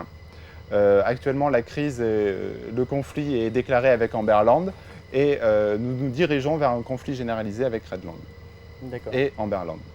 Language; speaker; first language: French; native; French